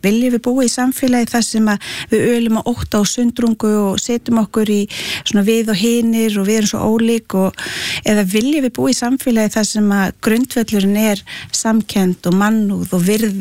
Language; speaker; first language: Icelandic; native; Icelandic